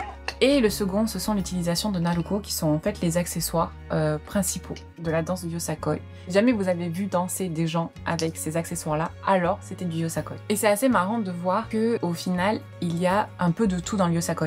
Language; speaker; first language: French; native; French